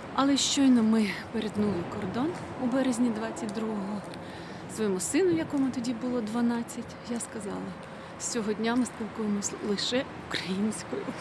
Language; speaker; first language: Ukrainian; non-native, local second language; Russian